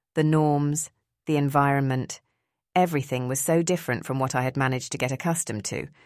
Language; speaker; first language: English; early bilingual, other home language; Spanish